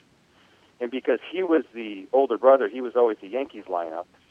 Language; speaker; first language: English; native; English